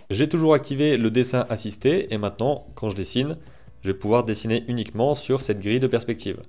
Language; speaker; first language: French; native; French